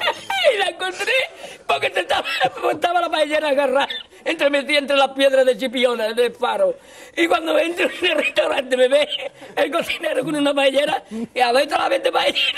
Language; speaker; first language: Spanish; native; Spanish